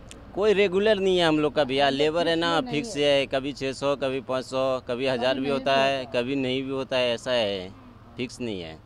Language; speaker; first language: Hindi; non-native, local second language; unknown